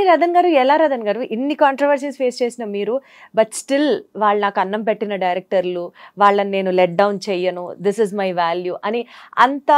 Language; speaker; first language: Telugu; native; Telugu